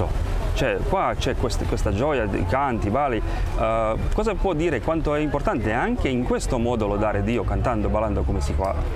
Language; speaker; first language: Italian; non-native, fluent; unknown